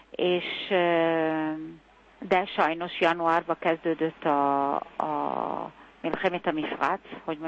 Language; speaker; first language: Hungarian; early bilingual, heritage; Hungarian